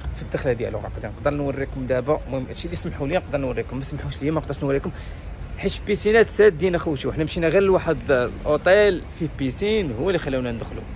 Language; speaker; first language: Arabic; native; Arabic